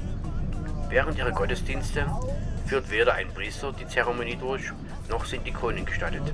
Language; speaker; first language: German; native; German